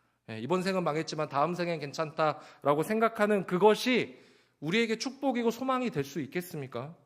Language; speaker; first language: Korean; native; Korean